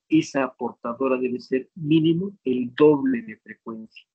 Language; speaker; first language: Spanish; native; Spanish